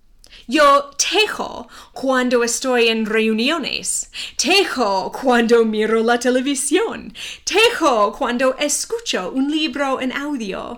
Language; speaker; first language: Spanish; non-native, fluent; English